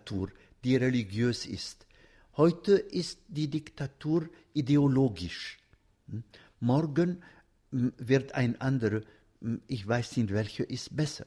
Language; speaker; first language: German; non-native, fluent; Arabic